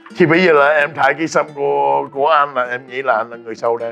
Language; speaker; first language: Vietnamese; early bilingual, heritage; English